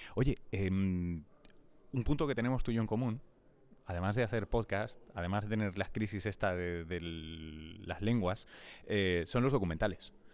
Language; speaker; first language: Spanish; native; Spanish